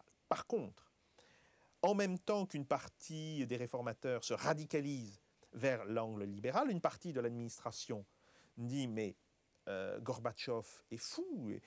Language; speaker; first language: French; native; French